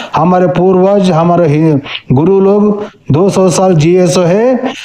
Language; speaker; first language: Hindi; non-native, local second language; Telugu